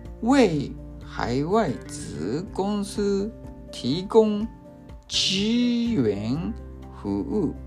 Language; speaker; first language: Chinese; non-native, fluent; Japanese